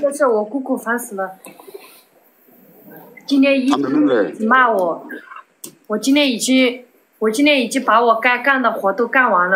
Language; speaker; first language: Chinese; native; Chinese